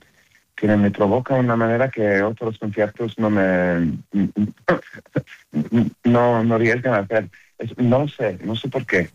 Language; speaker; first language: Spanish; non-native, learner; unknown